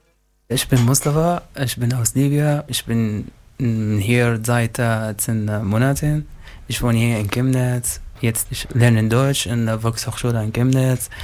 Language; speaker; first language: German; non-native, learner; Arabic